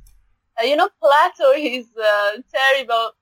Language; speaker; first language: English; non-native, learner; Persian